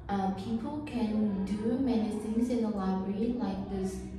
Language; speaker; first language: English; non-native, learner; Vietnamese